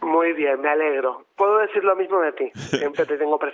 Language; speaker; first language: Spanish; native; Spanish